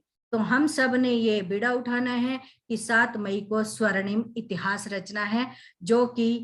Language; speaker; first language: Hindi; native; Hindi